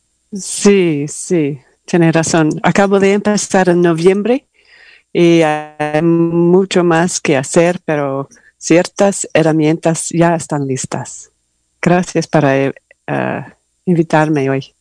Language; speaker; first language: Spanish; non-native, learner; English